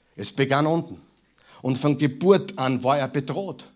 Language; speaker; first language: German; native; German